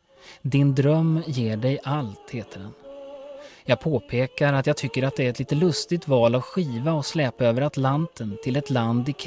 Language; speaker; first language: Swedish; native; Swedish